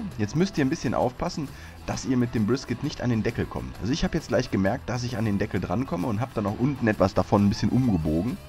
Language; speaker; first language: German; native; German